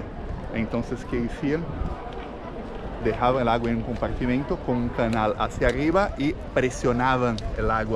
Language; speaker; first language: Spanish; non-native, fluent; Portuguese